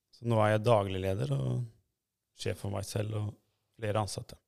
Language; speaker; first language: Norwegian; early bilingual, other home language; Albanian